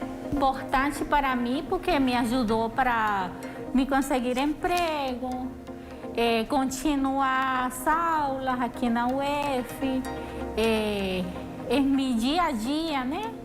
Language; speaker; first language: Portuguese; non-native, learner; Spanish